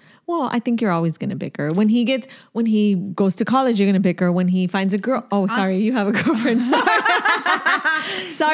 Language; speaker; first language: English; early bilingual, other home language; Spanish